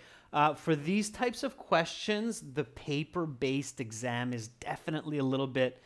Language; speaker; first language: English; native; English